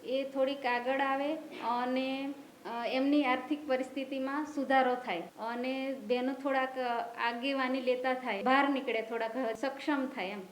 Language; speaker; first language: Gujarati; non-native, local second language; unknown